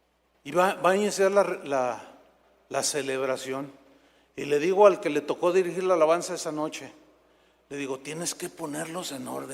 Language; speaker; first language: Spanish; native; Spanish